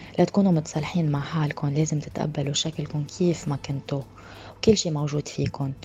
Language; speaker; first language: Arabic; native; Arabic